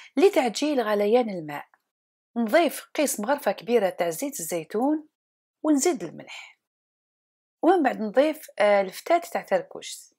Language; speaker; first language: Arabic; non-native, local second language; Kabyle